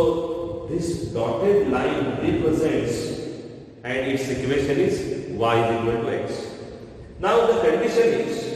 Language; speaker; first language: English; non-native, local second language; Marathi